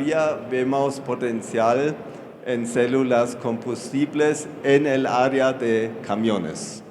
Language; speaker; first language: Spanish; non-native, fluent; German